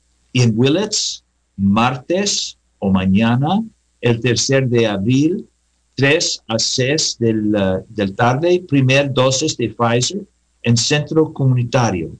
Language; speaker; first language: Spanish; non-native, learner; English